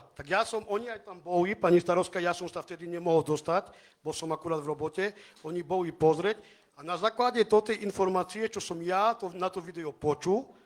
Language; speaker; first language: Slovak; non-native, local second language; Romany